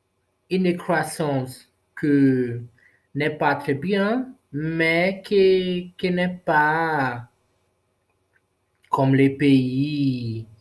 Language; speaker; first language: French; non-native, learner; Portuguese